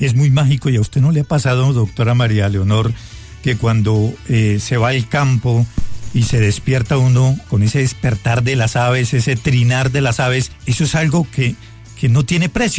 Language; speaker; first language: Spanish; native; Spanish